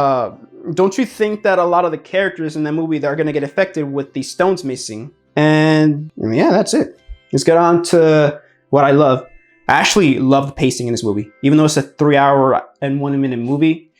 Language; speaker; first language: English; native; English